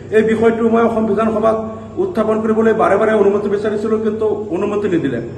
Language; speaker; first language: Assamese; non-native, local second language; Bangla